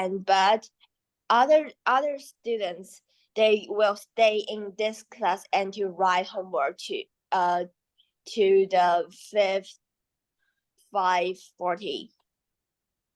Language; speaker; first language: English; non-native, learner; Chinese